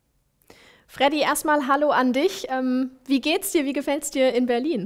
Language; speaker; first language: German; native; German